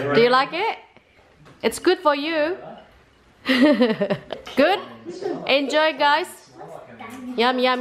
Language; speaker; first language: English; non-native, fluent; Indonesian